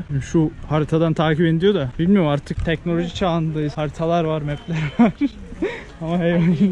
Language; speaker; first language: Turkish; native; Turkish